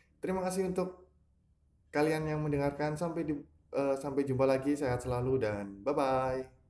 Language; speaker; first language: Indonesian; native; Indonesian